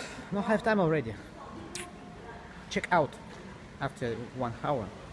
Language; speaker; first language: English; non-native, learner; Russian